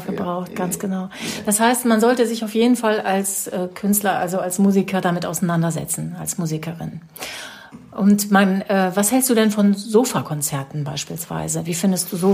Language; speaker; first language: German; native; German